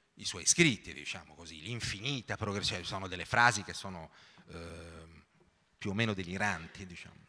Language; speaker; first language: Italian; native; Italian